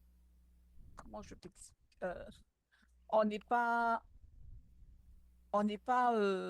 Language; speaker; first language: French; non-native, local second language; Malagasy